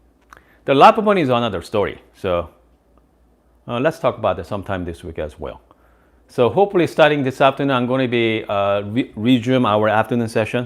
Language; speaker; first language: English; non-native, fluent; Korean